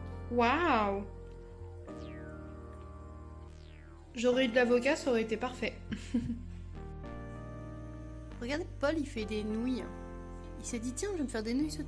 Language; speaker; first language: French; native; French